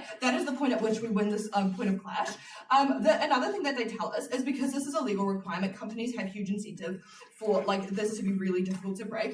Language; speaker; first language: English; native; English